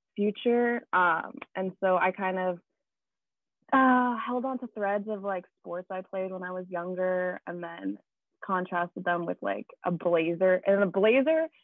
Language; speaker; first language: English; native; English